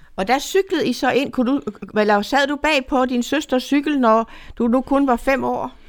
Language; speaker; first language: Danish; native; Danish